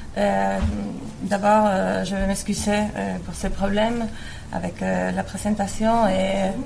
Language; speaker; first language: French; non-native, learner; Spanish